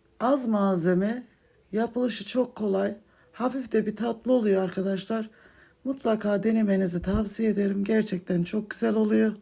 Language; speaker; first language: Turkish; native; Turkish